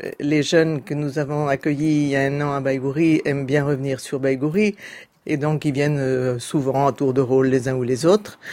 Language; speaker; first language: French; native; French